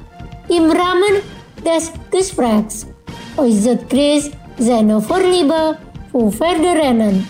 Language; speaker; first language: German; non-native, fluent; Indonesian